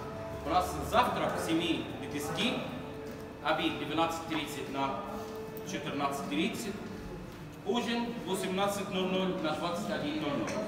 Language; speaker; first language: Russian; non-native, learner; Arabic